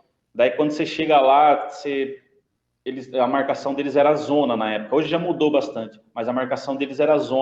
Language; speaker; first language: Portuguese; native; Portuguese